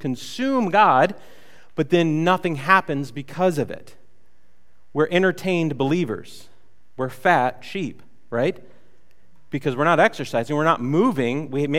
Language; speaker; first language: English; native; English